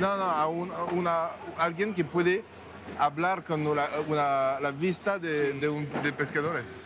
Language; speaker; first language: Spanish; non-native, learner; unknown